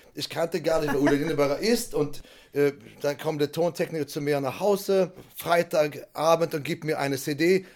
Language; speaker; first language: German; non-native, fluent; Swedish